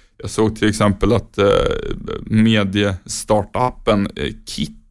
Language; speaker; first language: Swedish; native; Swedish